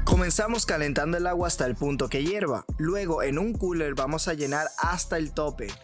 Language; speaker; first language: Spanish; native; Spanish